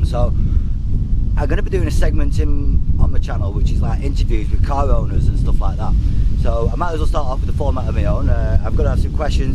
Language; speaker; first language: English; native; English